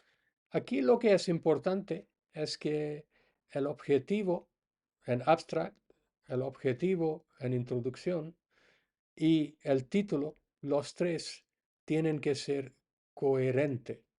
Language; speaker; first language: Spanish; non-native, fluent; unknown